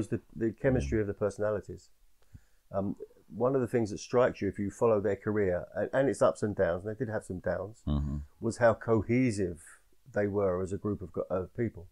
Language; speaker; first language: English; native; English